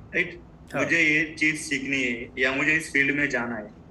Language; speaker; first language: Hindi; non-native, local second language; Marathi